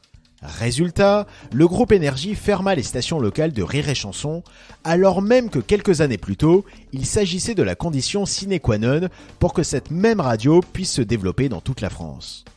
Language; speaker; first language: French; native; French